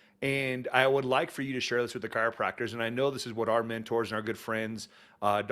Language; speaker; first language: English; native; English